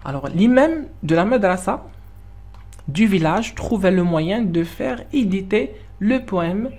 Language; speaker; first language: French; non-native, local second language; Arabic